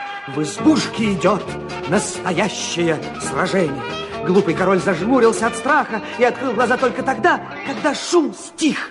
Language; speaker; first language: Russian; native; Russian